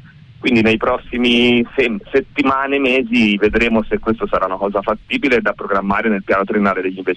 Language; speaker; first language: Italian; native; Italian